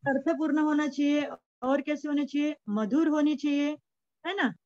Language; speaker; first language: Hindi; non-native, local second language; Marathi